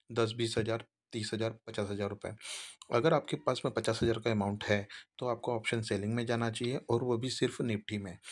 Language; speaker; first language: Hindi; native; Hindi